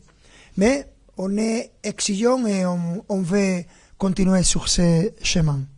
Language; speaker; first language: French; non-native, fluent; Spanish